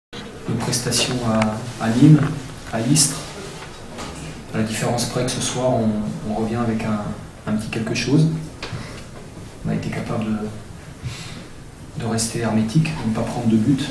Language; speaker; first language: French; native; French